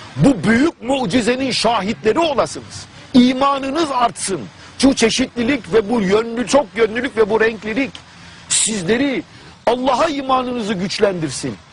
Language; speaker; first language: Turkish; non-native, fluent; German